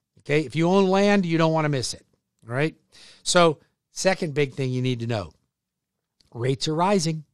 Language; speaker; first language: English; native; English